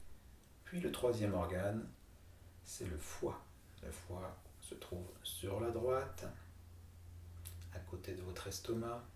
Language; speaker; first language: French; native; French